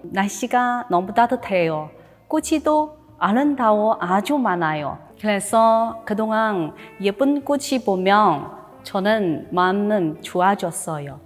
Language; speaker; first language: Korean; non-native, learner; Chinese